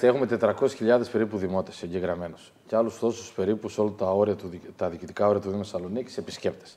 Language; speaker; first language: Greek; native; Greek